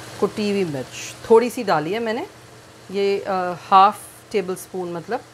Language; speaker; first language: Urdu; native; Urdu